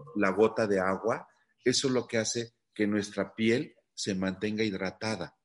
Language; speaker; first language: Spanish; native; Spanish